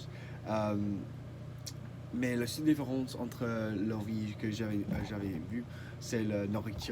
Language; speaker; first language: French; non-native, learner; English